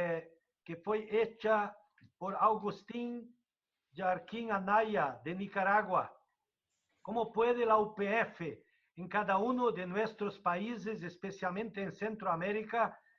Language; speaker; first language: Spanish; non-native, fluent; Portuguese